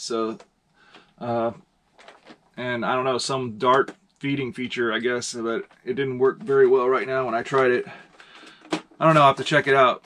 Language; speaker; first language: English; native; English